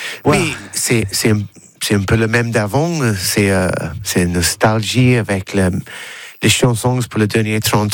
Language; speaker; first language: French; non-native, learner; English